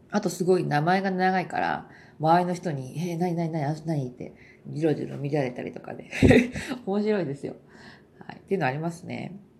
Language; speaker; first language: Japanese; native; Japanese